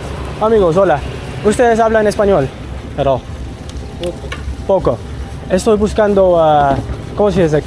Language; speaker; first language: Spanish; non-native, learner; English